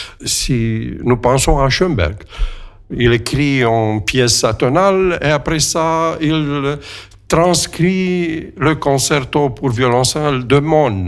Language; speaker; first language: French; non-native, fluent; Romanian